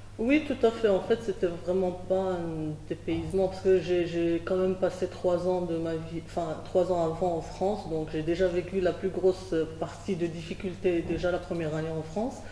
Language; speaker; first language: French; non-native, local second language; Arabic